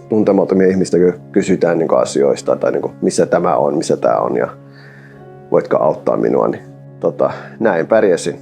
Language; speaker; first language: Finnish; non-native, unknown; Persian